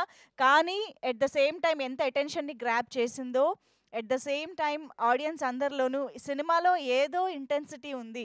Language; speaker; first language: Telugu; native; Telugu